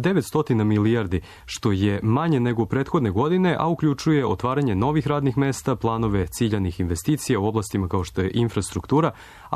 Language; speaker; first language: Croatian; native; Croatian